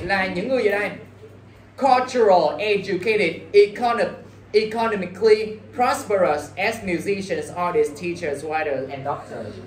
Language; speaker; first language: English; non-native, fluent; Vietnamese